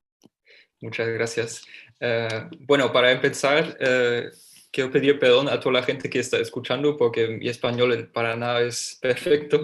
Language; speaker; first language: Spanish; non-native, fluent; German